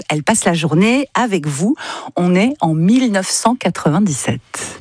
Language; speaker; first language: French; native; French